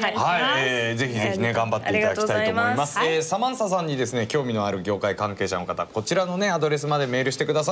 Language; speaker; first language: Japanese; native; Japanese